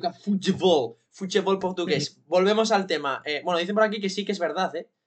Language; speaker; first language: Spanish; native; Spanish